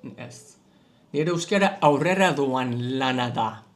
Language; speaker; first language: Basque; non-native, learner; English